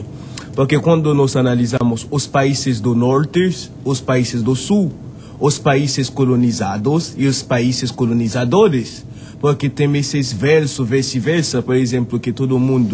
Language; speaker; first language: Portuguese; non-native, fluent; Haitian Creole